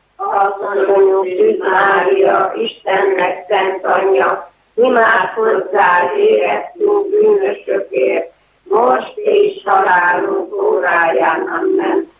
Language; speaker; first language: Hungarian; native; Hungarian